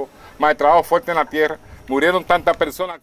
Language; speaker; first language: Spanish; native; Spanish